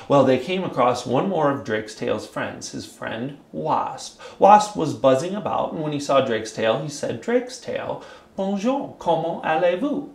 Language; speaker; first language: English; native; English